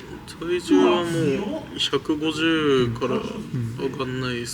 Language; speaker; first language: Japanese; native; Japanese